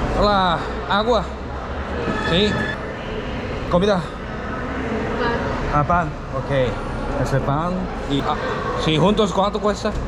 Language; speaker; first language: Spanish; non-native, learner; Korean